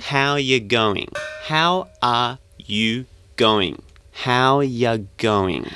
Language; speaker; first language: English; native; English